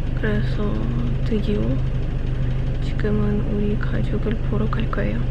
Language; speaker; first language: Korean; non-native, fluent; Ukrainian